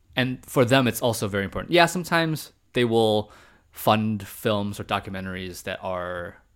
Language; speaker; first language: English; early bilingual, other home language; Chinese